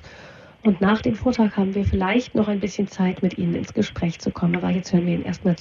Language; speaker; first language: German; native; German